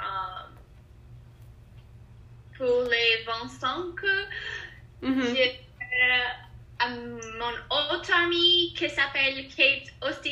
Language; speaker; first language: French; non-native, learner; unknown